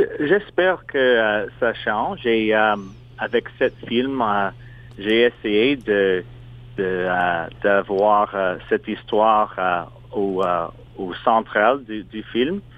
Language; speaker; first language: French; non-native, local second language; English